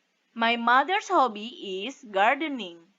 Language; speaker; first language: English; non-native, fluent; Indonesian